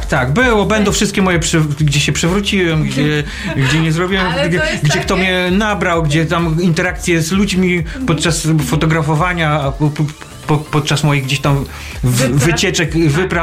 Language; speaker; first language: Polish; native; Polish